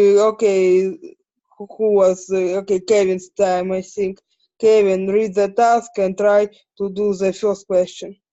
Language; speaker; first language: English; non-native, learner; Ukrainian